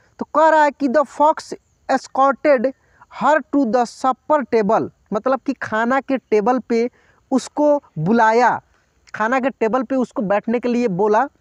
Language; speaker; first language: Hindi; native; Hindi